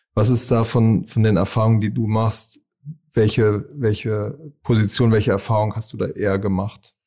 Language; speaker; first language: German; native; German